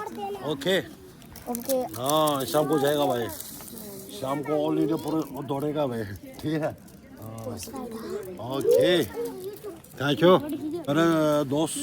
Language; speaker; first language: Hindi; non-native, local second language; Tibetan